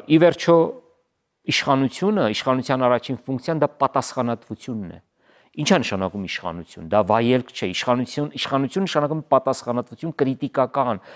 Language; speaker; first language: Armenian; native; Armenian